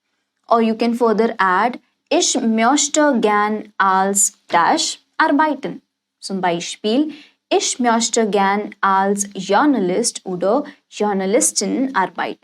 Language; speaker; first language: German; non-native, fluent; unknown